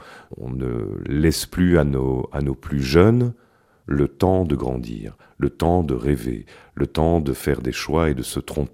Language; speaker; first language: French; native; French